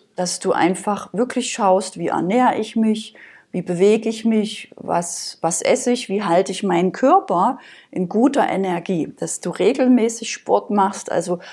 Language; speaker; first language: German; native; German